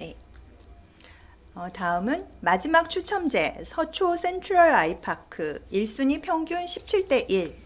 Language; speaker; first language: Korean; native; Korean